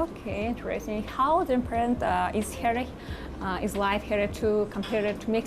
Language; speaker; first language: English; non-native, learner; Kazakh